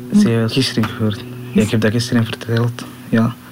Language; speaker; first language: Dutch; non-native, learner; Somali